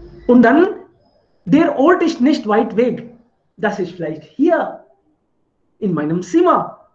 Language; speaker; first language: German; non-native, fluent; Hindi